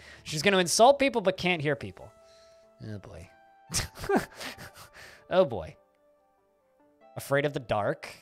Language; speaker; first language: English; native; English